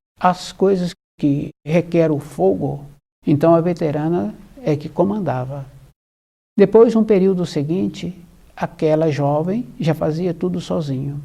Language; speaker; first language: Portuguese; native; Portuguese